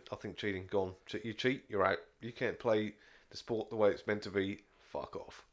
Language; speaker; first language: English; native; English